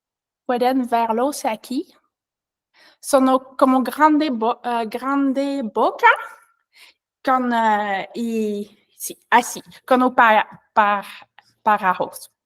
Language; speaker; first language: Spanish; non-native, learner; French